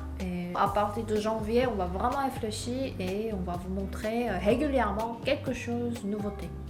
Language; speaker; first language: French; non-native, learner; Korean